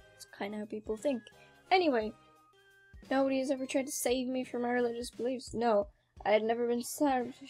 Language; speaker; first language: English; native; English